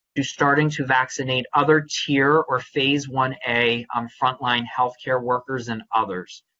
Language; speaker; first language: English; native; English